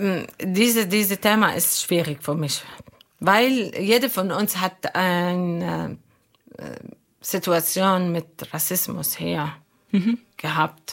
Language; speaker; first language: German; non-native, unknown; Arabic